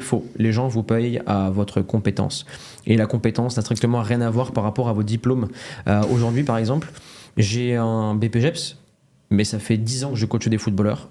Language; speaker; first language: French; native; French